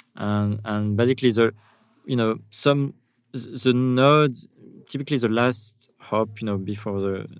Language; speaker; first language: English; non-native, fluent; French